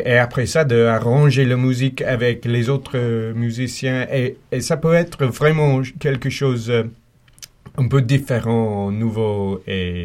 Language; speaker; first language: French; non-native, fluent; English